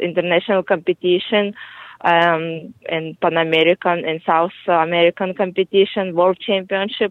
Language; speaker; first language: English; non-native, fluent; Russian